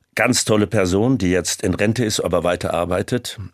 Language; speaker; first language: German; native; German